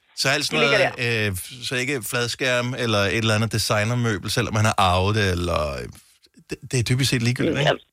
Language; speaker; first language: Danish; native; Danish